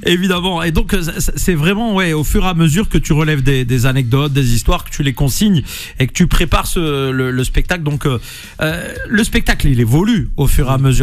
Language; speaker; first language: French; native; French